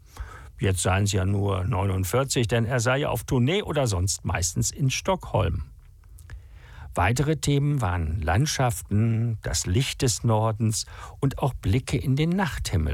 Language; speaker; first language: German; native; German